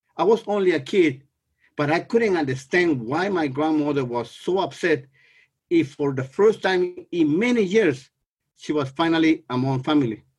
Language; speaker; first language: English; non-native, fluent; Spanish